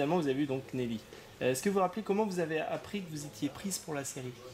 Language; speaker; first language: French; native; French